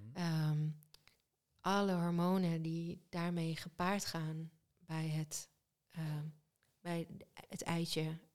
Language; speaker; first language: Dutch; early bilingual, other home language; Hebrew